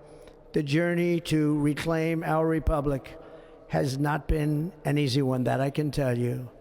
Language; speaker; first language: English; native; English